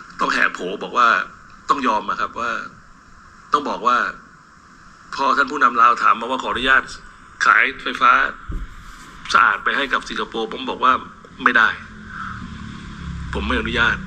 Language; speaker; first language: Thai; native; Thai